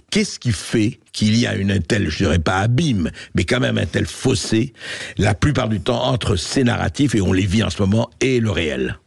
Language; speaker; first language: French; native; French